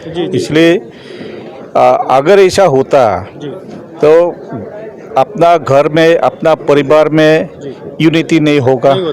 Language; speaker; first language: Hindi; non-native, local second language; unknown